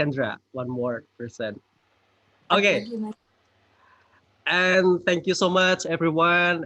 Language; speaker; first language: English; non-native, fluent; Indonesian